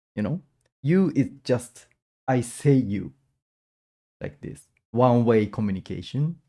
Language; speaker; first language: English; non-native, learner; Japanese